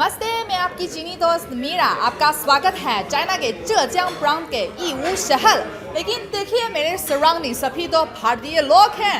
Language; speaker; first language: Hindi; non-native, fluent; Chinese